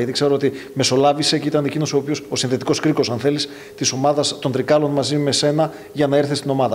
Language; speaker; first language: Greek; native; Greek